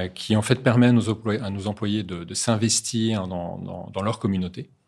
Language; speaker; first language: French; native; French